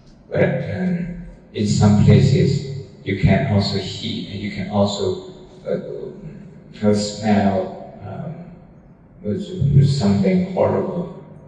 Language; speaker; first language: English; non-native, fluent; Burmese